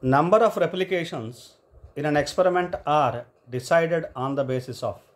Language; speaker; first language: English; non-native, local second language; Telugu